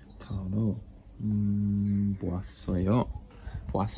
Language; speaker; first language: Korean; non-native, learner; English